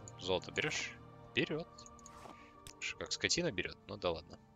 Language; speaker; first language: Russian; native; Russian